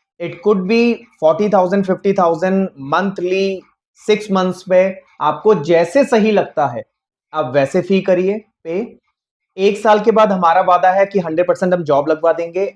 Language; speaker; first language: Hindi; native; Hindi